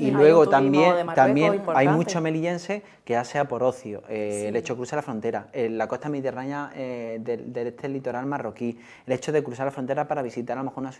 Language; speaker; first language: Spanish; native; Spanish